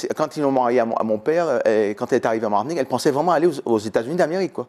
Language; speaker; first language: French; native; French